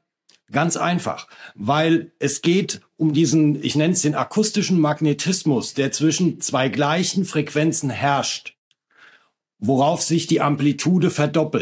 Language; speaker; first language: German; native; German